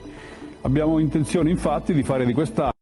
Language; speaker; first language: Italian; native; Italian